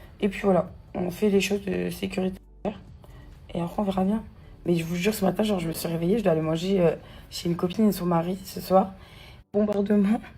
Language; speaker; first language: French; native; French